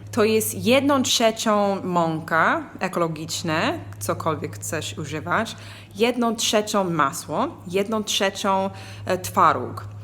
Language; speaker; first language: Polish; non-native, learner; English